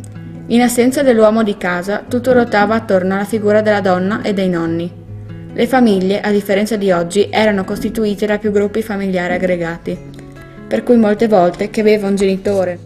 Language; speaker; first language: Italian; native; Italian